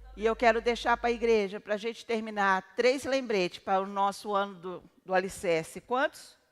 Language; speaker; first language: Portuguese; native; Portuguese